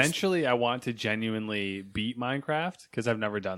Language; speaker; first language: English; native; English